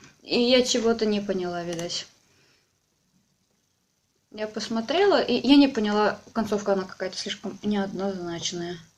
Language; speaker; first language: Russian; native; Russian